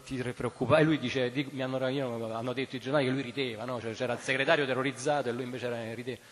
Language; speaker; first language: Italian; native; Italian